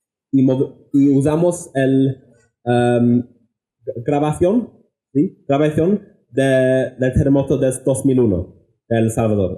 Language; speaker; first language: Spanish; non-native, fluent; English